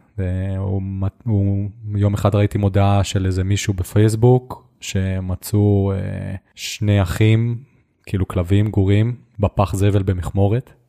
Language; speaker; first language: Hebrew; native; Hebrew